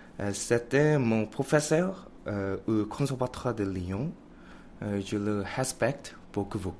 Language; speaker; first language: French; non-native, learner; Korean